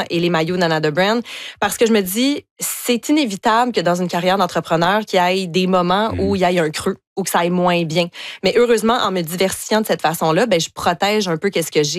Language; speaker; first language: French; native; French